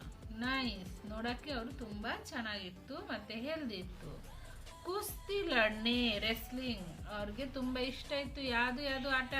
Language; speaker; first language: Kannada; non-native, local second language; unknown